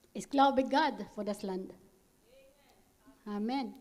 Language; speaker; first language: German; non-native, learner; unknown